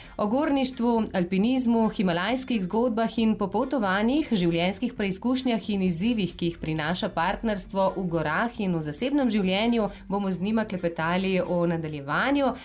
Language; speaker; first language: Slovenian; native; Slovenian